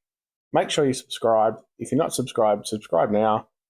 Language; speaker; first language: English; native; English